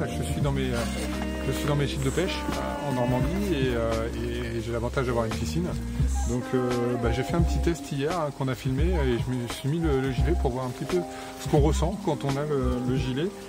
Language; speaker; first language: French; native; French